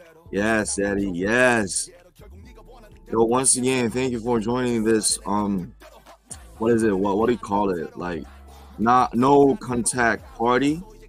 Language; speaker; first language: English; non-native, fluent; Korean